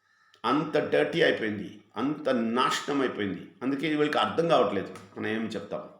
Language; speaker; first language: Telugu; non-native, fluent; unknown